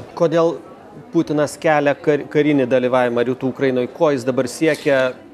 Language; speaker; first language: Lithuanian; native; Lithuanian